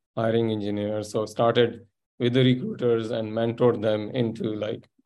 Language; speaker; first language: English; non-native, local second language; Sindhi